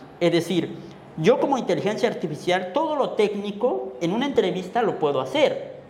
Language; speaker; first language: Spanish; non-native, local second language; Tzotzil